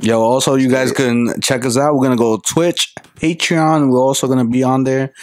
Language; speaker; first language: English; early bilingual, other home language; Spanish